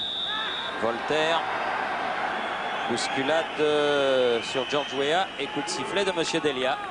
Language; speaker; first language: French; native; French